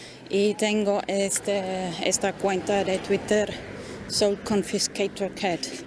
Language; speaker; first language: Spanish; non-native, fluent; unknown